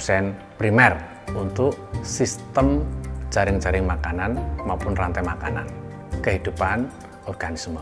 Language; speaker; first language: Indonesian; native; Indonesian